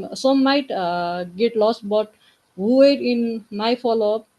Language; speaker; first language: English; non-native, local second language; Nepali